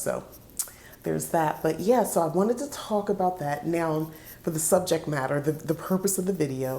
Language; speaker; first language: English; native; English